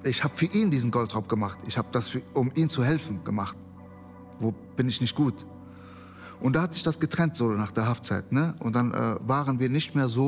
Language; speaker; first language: German; early bilingual, other home language; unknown